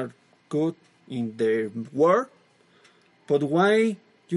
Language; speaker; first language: English; non-native, learner; Spanish